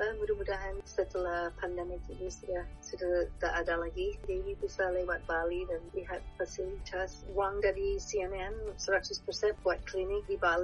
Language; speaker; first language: Indonesian; non-native, fluent; English